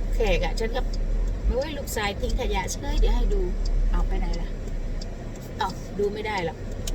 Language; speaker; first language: Thai; native; Thai